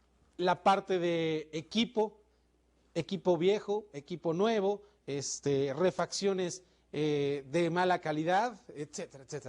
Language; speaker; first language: Spanish; native; Spanish